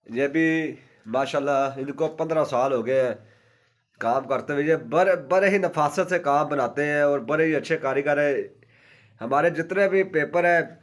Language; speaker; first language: Urdu; non-native, local second language; Punjabi